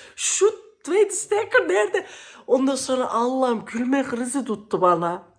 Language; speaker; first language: Turkish; early bilingual, heritage; Turkish